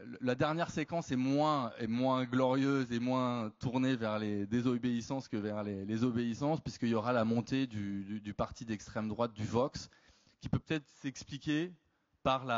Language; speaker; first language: French; native; French